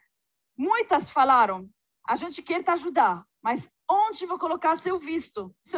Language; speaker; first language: Portuguese; non-native, fluent; Arabic